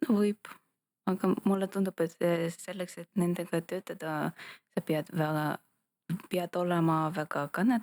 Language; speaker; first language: Estonian; non-native, local second language; Russian